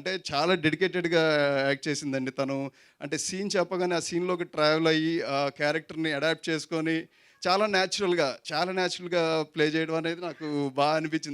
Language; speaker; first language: Telugu; native; Telugu